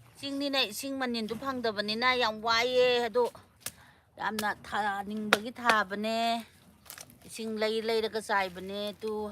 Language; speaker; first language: Manipuri; non-native, local second language; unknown